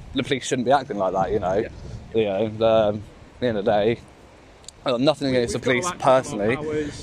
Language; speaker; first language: English; native; English